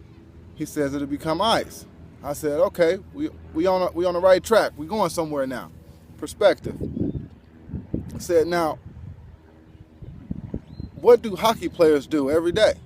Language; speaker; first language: English; native; English